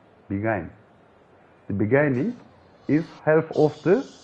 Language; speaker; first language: English; non-native, learner; Turkish